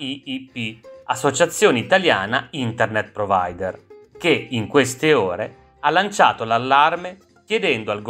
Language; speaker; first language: Italian; native; Italian